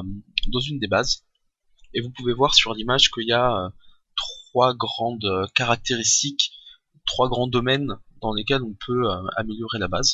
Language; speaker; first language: French; native; French